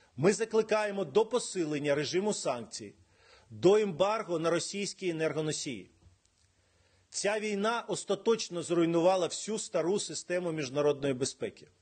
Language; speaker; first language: Ukrainian; non-native, local second language; Russian